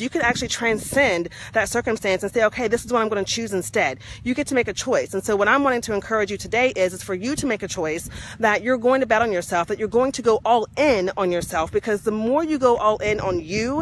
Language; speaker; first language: English; native; English